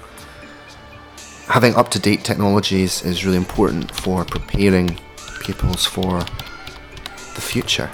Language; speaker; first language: English; native; English